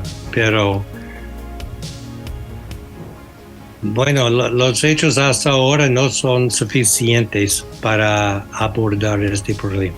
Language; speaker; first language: Spanish; non-native, fluent; English